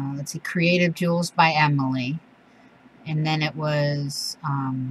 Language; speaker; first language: English; native; English